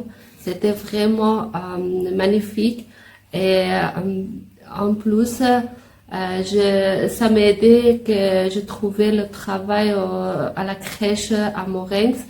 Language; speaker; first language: French; non-native, learner; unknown